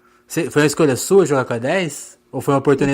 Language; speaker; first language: Portuguese; native; Portuguese